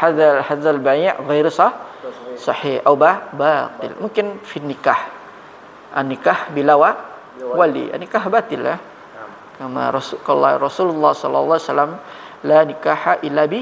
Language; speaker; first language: Arabic; non-native, fluent; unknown